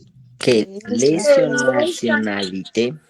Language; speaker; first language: French; non-native, learner; Spanish